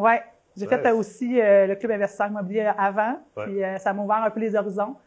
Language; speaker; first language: French; native; French